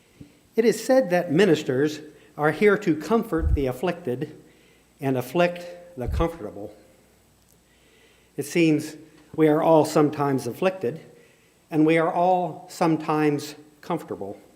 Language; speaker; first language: English; native; English